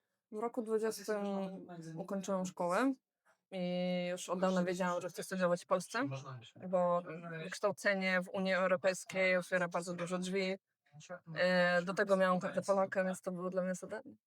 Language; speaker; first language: Polish; non-native, fluent; Belarusian